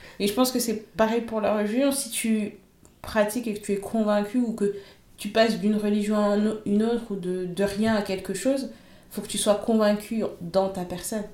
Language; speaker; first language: French; early bilingual, other home language; Lingala